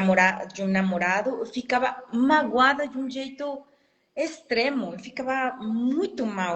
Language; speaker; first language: Portuguese; non-native, fluent; Spanish